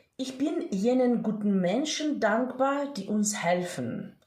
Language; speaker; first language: German; non-native, fluent; Ukrainian